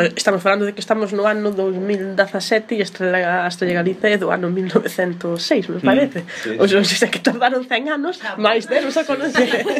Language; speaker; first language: Galician; non-native, local second language; Spanish